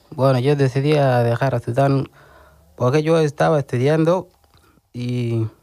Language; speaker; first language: Spanish; non-native, learner; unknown